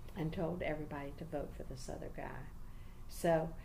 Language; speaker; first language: English; native; English